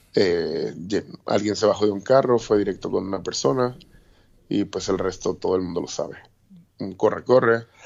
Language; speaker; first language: Spanish; native; Spanish